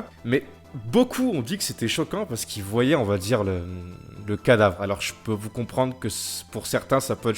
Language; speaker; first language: French; native; French